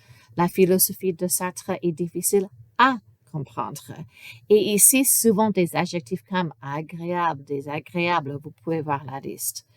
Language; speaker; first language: French; non-native, fluent; English